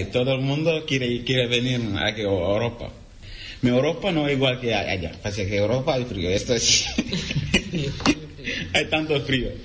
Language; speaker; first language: Spanish; non-native, learner; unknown